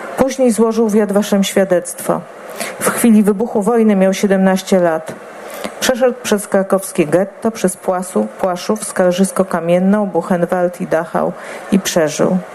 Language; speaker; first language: Polish; native; Polish